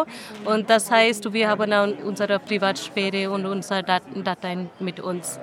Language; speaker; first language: German; non-native, learner; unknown